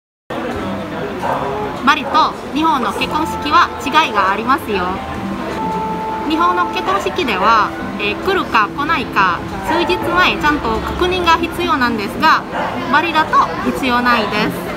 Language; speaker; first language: Japanese; non-native, fluent; Balinese